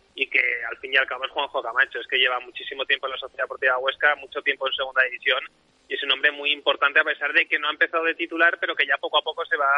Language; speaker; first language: Spanish; native; Spanish